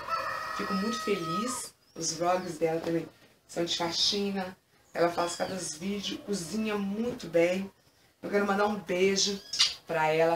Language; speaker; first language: Portuguese; native; Portuguese